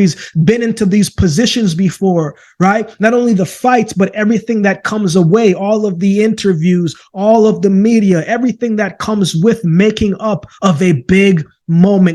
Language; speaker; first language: English; native; English